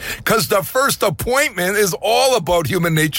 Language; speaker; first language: English; native; English